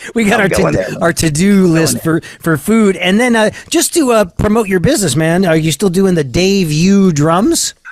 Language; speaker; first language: English; native; English